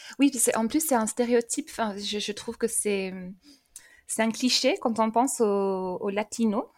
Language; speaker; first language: French; early bilingual, other home language; English